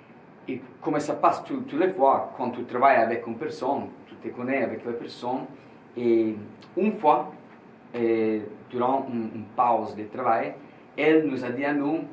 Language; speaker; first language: French; non-native, learner; Italian